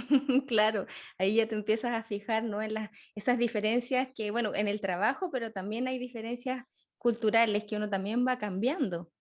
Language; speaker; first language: Spanish; native; Spanish